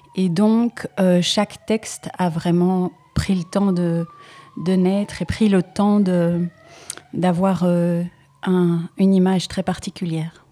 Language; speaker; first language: French; native; French